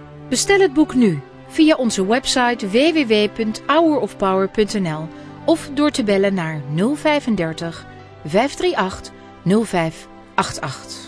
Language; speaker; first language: Dutch; native; Dutch